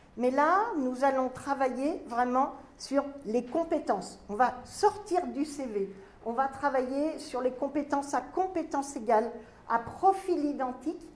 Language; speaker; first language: French; native; French